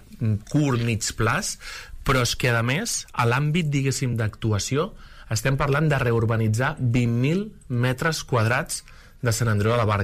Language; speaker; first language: Catalan; native; Catalan